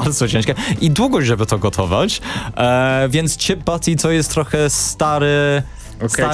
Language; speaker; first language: Polish; non-native, learner; English